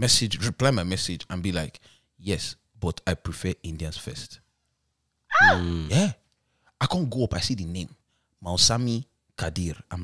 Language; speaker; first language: English; native; English